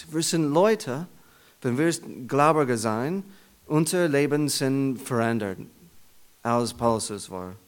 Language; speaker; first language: German; non-native, learner; English